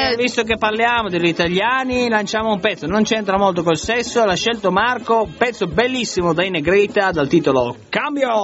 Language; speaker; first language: Italian; native; Italian